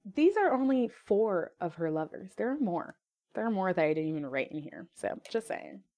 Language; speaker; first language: English; non-native, fluent; French